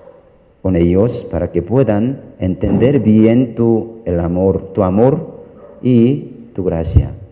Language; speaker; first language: Spanish; non-native, learner; Korean